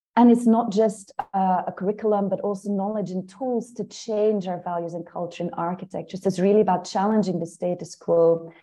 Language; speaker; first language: English; non-native, fluent; Dutch